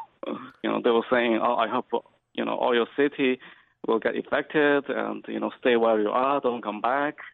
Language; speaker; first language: English; non-native, fluent; Chinese